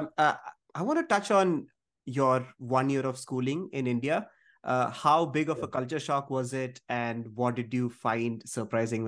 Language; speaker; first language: English; non-native, local second language; Malayalam